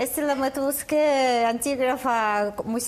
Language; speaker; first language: Greek; non-native, learner; Russian